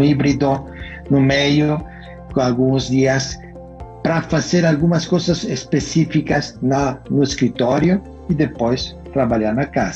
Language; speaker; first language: Portuguese; non-native, fluent; Spanish